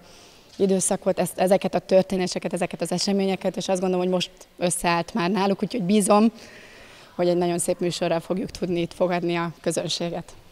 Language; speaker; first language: Hungarian; native; Hungarian